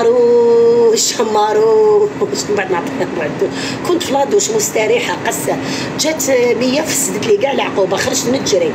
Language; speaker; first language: Arabic; native; Arabic